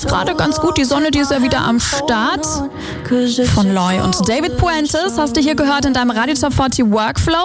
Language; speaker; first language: German; native; German